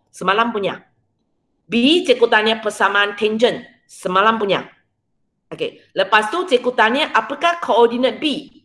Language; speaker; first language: Malay; non-native, local second language; Chinese